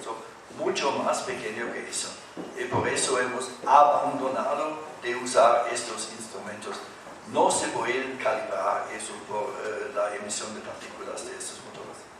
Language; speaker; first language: Spanish; non-native, fluent; German